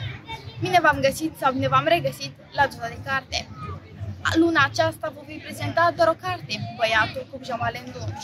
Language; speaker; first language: Romanian; native; Romanian